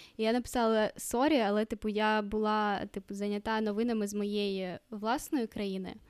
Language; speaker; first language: Ukrainian; non-native, local second language; Russian